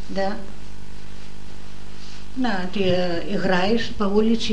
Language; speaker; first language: Russian; non-native, learner; Dutch